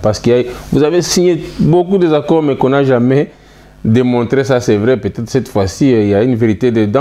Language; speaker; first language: French; non-native, local second language; Lingala